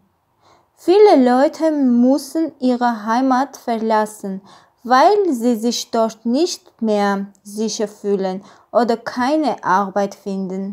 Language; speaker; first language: German; non-native, learner; Armenian